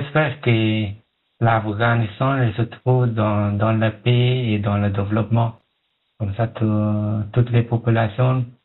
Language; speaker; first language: French; non-native, learner; Pashto